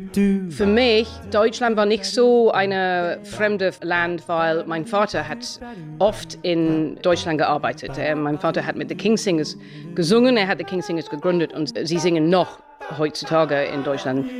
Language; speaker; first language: German; non-native, fluent; English